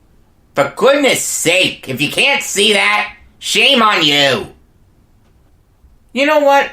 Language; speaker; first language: English; native; English